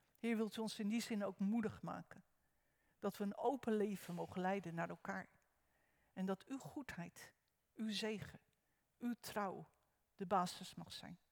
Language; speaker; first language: Dutch; native; Dutch